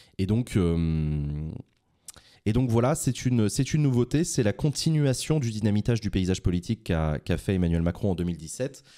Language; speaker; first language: French; native; French